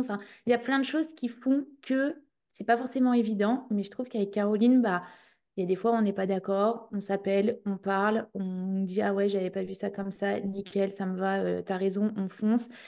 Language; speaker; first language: French; native; French